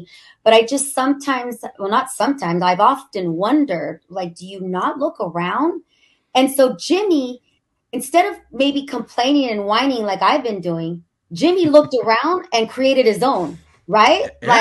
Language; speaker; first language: English; native; English